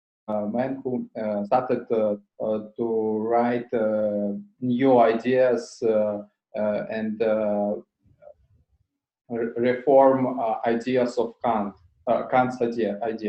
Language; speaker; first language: English; non-native, learner; Russian